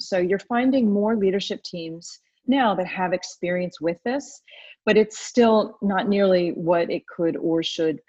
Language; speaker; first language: English; native; English